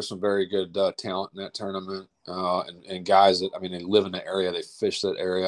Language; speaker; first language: English; native; English